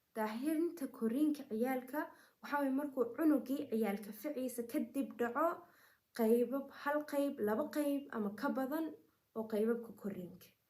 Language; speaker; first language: Somali; early bilingual, heritage; Somali